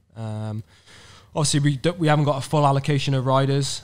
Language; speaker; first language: English; native; English